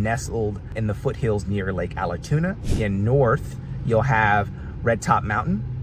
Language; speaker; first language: English; native; English